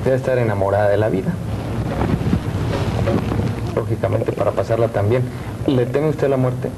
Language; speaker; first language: Spanish; native; Spanish